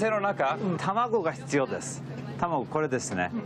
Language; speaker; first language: Japanese; early bilingual, heritage; English